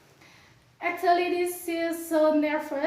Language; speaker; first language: English; non-native, fluent; Indonesian